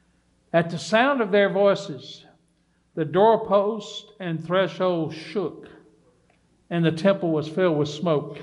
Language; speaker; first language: English; native; English